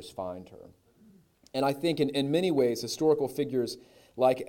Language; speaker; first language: English; native; English